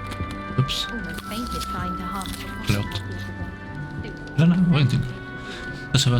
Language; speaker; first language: Swedish; non-native, learner; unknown